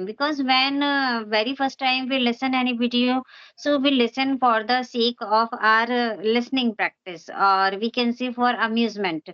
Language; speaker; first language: English; non-native, local second language; Hindi